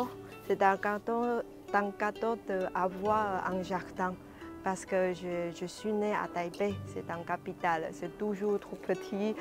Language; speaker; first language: French; non-native, learner; Chinese